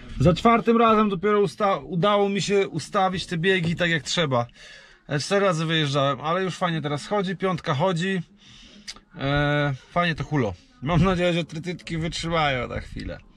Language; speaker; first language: Polish; native; Polish